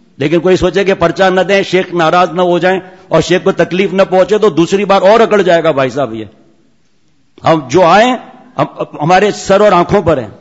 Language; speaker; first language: Urdu; non-native, local second language; Memoni